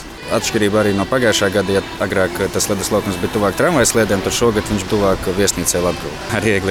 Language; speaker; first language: Latvian; non-native, local second language; Russian